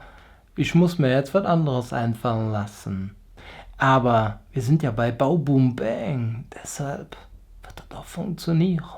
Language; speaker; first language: German; native; German